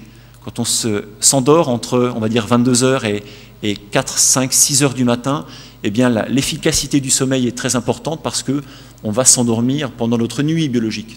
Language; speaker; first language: French; native; French